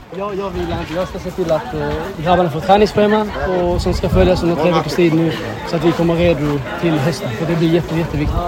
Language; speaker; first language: Swedish; early bilingual, other home language; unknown